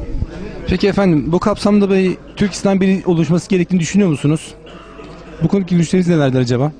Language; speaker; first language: Turkish; native; Turkish